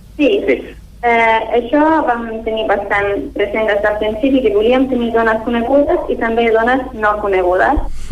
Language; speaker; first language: Catalan; non-native, fluent; Swedish